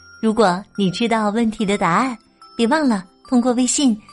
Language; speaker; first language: Chinese; native; Chinese